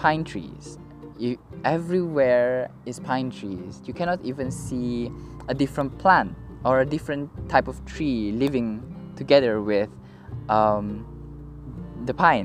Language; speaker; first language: English; non-native, local second language; Malay